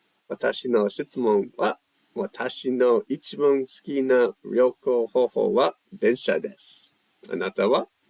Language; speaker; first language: Japanese; non-native, learner; English